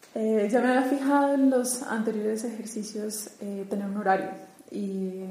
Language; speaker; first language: Spanish; native; Spanish